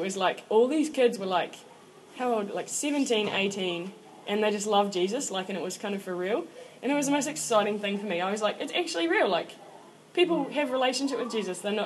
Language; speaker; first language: English; native; English